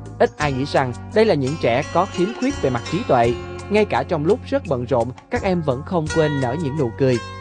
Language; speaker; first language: Vietnamese; native; Vietnamese